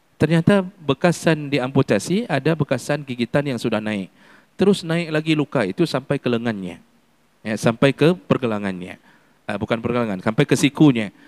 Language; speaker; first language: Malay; non-native, local second language; Achinese